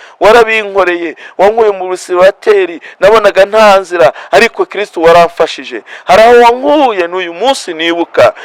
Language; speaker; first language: Kinyarwanda; non-native, local second language; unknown